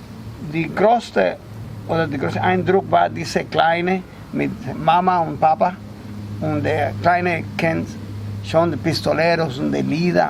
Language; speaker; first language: German; non-native, learner; Spanish